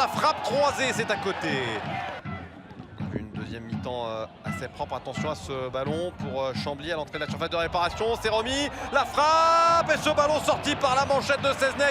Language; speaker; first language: French; native; French